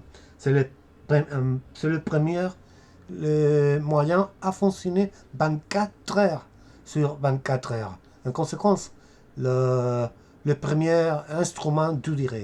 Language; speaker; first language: French; non-native, fluent; Spanish